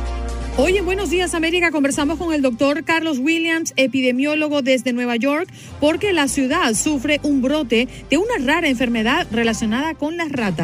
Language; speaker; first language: Spanish; native; Spanish